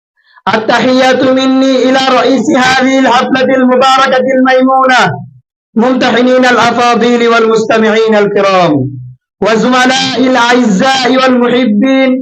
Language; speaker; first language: Arabic; non-native, learner; Bangla